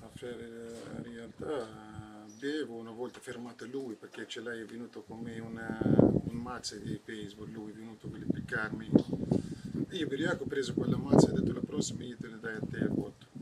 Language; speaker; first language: Italian; non-native, learner; Arabic